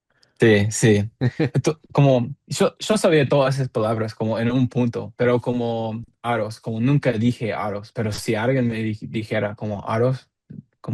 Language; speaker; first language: Spanish; non-native, learner; English